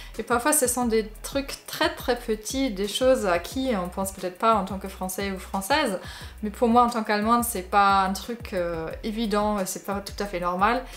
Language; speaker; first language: French; non-native, fluent; German